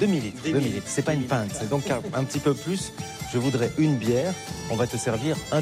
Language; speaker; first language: French; native; French